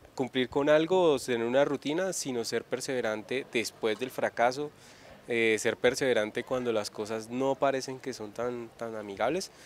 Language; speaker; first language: Spanish; native; Spanish